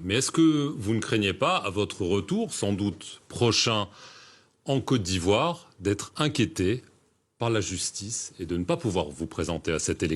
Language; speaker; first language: French; native; French